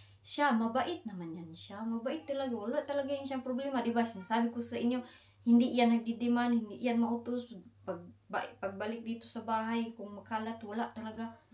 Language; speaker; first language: Filipino; non-native, local second language; Cebuano